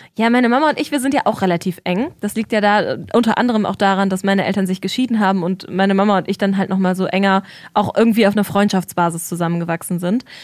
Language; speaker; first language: German; native; German